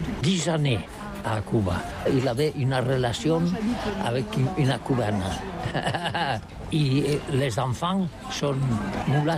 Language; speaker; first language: French; non-native, learner; Catalan